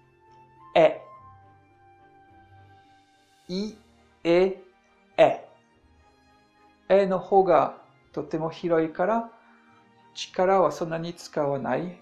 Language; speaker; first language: Japanese; non-native, fluent; French